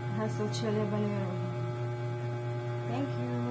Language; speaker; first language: English; non-native, local second language; Filipino